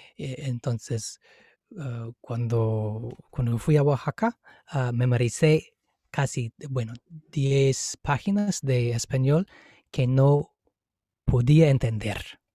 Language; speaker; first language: Spanish; non-native, fluent; English